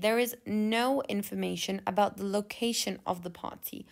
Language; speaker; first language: English; non-native, fluent; Turkish